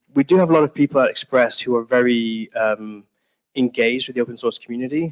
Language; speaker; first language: English; native; English